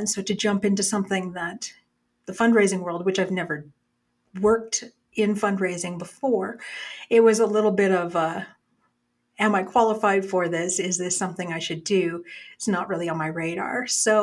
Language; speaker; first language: English; native; English